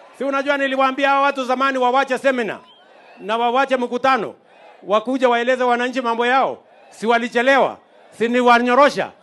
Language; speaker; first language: Swahili; non-native, local second language; Kalenjin